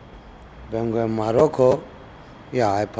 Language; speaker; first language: Spanish; non-native, learner; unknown